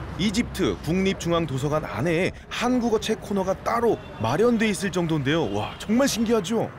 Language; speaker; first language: Korean; native; Korean